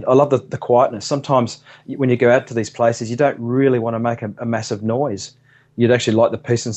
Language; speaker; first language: English; native; English